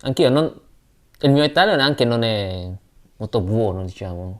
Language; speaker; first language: Italian; non-native, learner; Indonesian